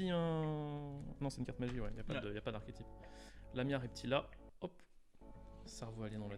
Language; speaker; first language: French; native; French